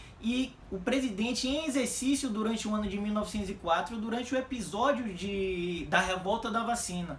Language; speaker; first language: Portuguese; native; Portuguese